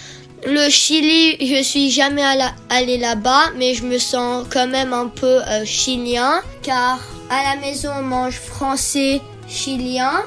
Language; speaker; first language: French; early bilingual, heritage; French